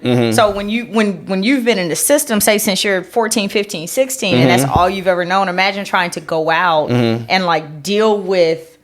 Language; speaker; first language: English; native; English